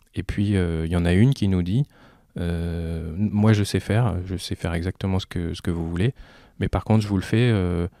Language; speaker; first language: French; native; French